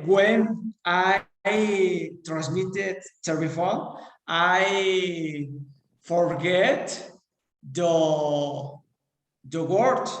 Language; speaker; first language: English; non-native, learner; Spanish